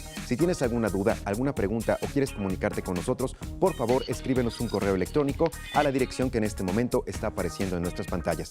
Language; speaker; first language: Spanish; native; Spanish